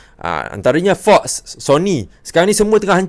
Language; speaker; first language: Malay; native; Malay